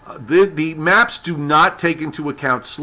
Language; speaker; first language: English; native; English